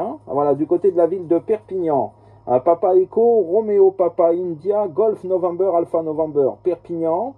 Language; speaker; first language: French; native; French